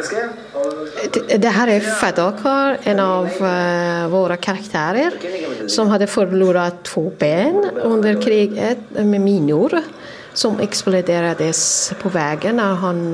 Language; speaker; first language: Swedish; non-native, fluent; Kurdish